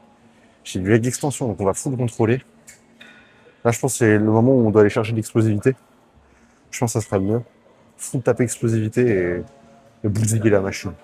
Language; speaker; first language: French; native; French